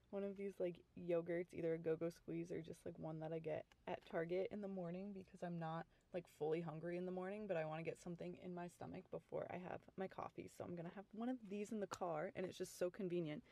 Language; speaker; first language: English; native; English